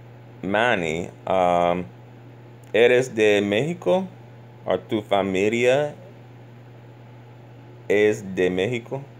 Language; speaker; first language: Spanish; non-native, learner; English